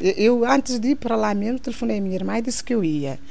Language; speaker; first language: Portuguese; non-native, local second language; Kabuverdianu